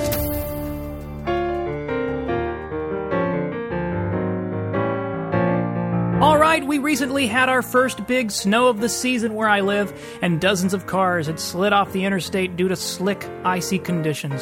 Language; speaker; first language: English; native; English